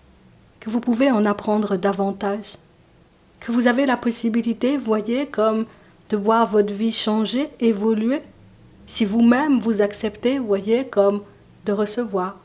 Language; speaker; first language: French; native; French